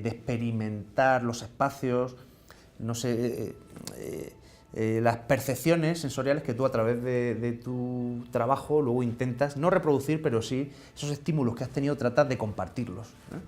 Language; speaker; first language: Spanish; native; Spanish